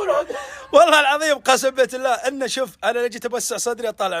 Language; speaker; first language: Arabic; native; Arabic